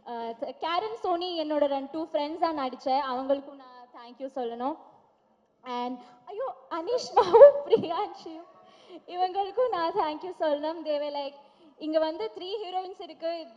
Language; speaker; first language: Tamil; non-native, learner; Malayalam